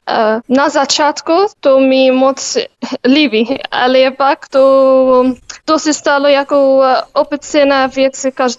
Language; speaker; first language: Czech; non-native, learner; Arabic